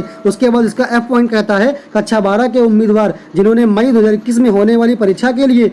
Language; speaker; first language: Hindi; native; Hindi